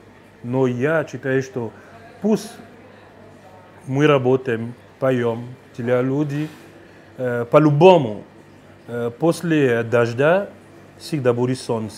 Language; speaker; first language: Russian; non-native, fluent; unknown